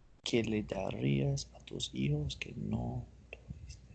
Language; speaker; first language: Spanish; non-native, learner; English